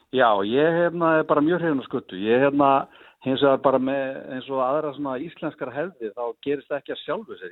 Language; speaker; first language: Icelandic; native; Icelandic